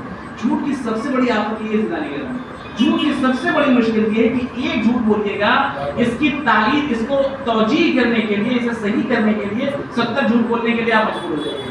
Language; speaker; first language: Urdu; native; Urdu